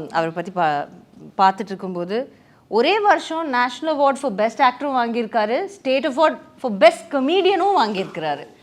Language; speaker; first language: Tamil; native; Tamil